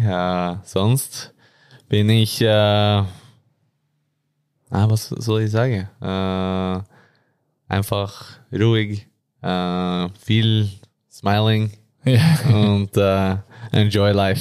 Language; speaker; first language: German; non-native, learner; Norwegian